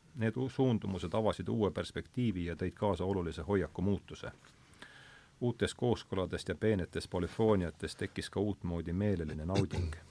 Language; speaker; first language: Estonian; native; Estonian